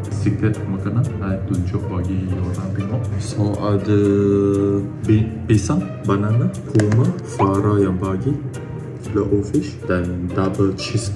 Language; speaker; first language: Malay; non-native, local second language; Chinese